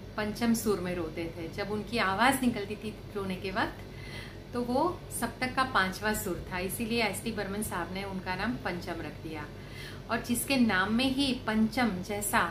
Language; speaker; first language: Hindi; non-native, local second language; Gujarati